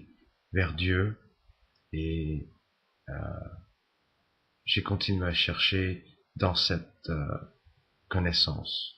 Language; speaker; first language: French; native; French